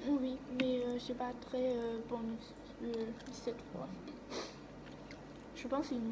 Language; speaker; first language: French; non-native, learner; Vietnamese